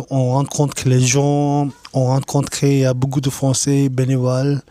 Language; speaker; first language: French; non-native, learner; Tibetan